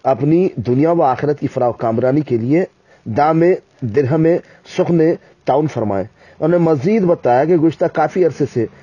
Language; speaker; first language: Urdu; native; Urdu